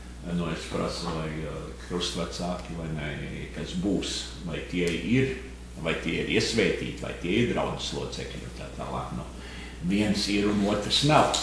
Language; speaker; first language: Latvian; early bilingual, heritage; Latvian